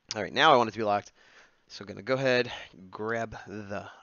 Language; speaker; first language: English; native; English